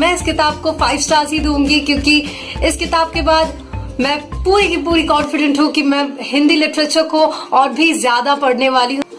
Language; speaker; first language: Hindi; non-native, local second language; Bangla